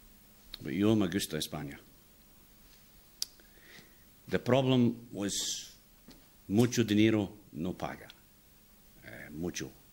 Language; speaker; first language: Spanish; non-native, learner; English